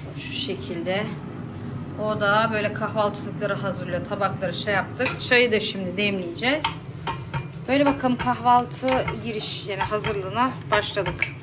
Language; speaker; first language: Turkish; early bilingual, heritage; Turkish